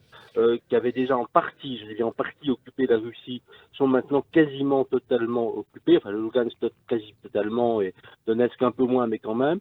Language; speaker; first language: French; native; French